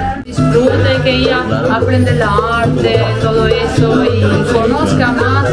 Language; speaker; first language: Spanish; non-native, fluent; Italian